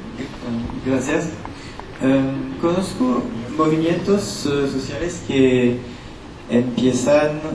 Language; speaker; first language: Spanish; non-native, learner; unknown